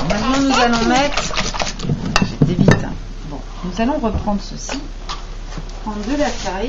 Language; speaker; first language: French; native; French